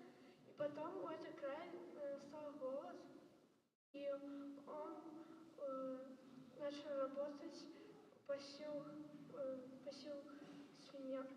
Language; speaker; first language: Russian; non-native, local second language; Belarusian